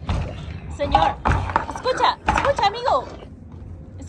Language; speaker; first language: Spanish; native; Spanish